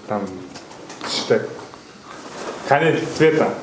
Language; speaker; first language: Russian; non-native, learner; Kyrgyz